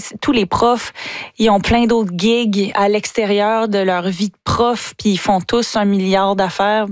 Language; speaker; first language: French; native; French